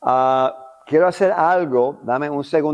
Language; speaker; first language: Spanish; non-native, local second language; English